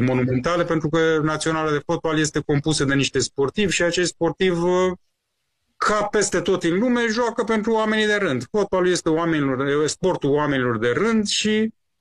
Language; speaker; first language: Romanian; non-native, fluent; Persian